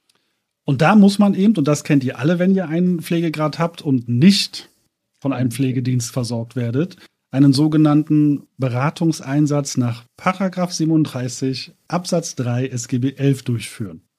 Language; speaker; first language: German; native; German